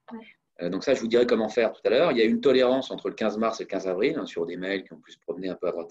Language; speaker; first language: French; native; French